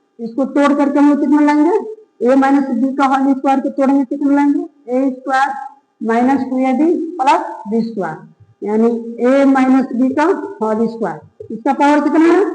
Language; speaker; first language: Hindi; native; Hindi